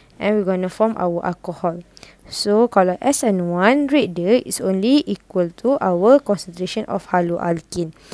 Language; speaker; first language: English; non-native, local second language; Malay